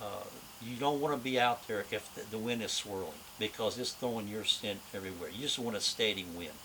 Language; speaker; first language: English; native; English